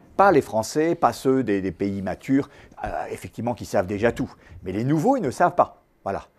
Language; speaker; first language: French; native; French